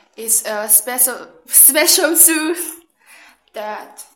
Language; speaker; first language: English; non-native, fluent; Chinese